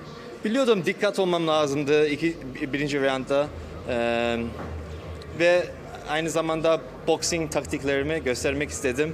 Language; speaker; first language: Turkish; early bilingual, heritage; Turkish